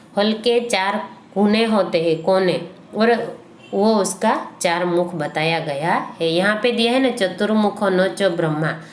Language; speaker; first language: Hindi; non-native, local second language; Gujarati